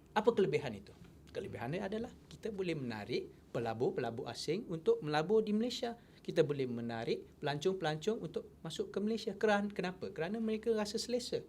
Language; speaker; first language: Malay; non-native, local second language; Chinese